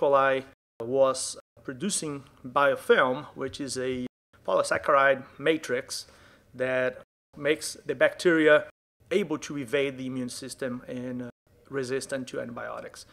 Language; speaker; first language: English; non-native, fluent; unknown